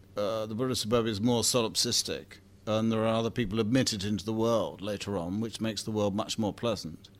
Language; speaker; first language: English; native; English